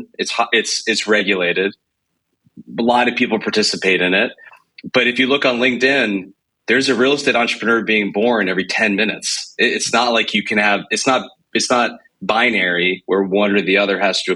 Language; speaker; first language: English; native; English